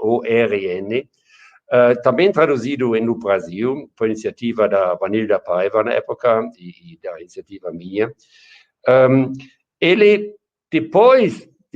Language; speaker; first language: Portuguese; non-native, fluent; German